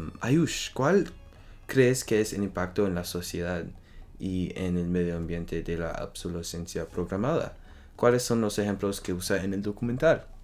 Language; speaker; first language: Spanish; non-native, learner; French